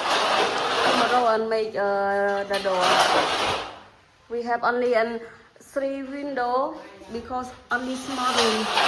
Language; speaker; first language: English; non-native, learner; Khmer